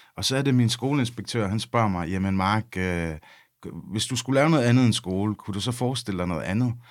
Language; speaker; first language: Danish; early bilingual, other home language; English